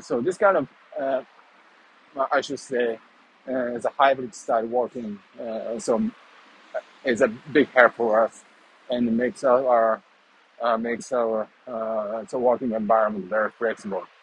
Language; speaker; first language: English; non-native, learner; Japanese